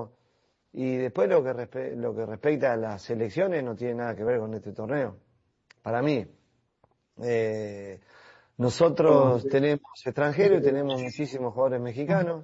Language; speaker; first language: Spanish; native; Spanish